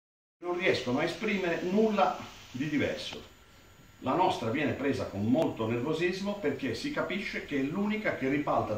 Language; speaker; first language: Italian; native; Italian